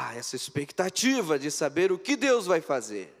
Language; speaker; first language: Portuguese; native; Portuguese